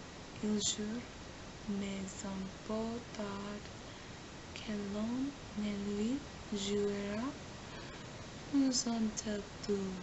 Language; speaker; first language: French; non-native, learner; English